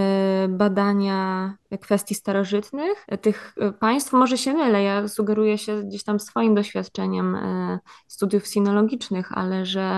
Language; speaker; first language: Polish; native; Polish